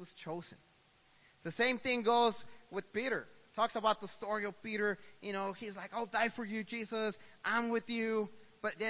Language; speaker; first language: English; early bilingual, other home language; Spanish